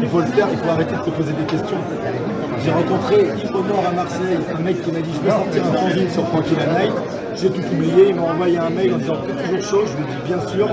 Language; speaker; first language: French; native; French